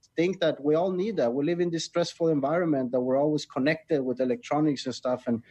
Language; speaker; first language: English; non-native, fluent; Swedish